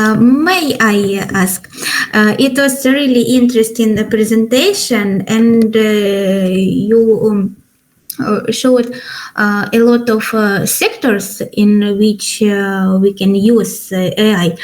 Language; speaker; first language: English; non-native, learner; Ukrainian